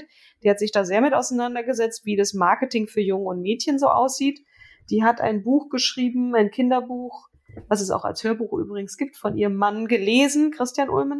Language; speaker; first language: German; native; German